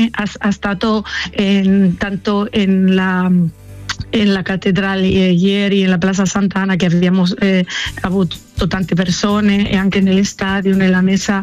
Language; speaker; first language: Italian; non-native, fluent; Spanish